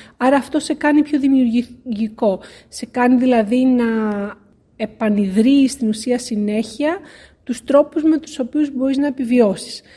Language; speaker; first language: Greek; native; Greek